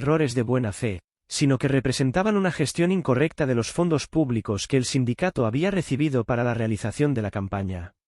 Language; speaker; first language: Spanish; native; Spanish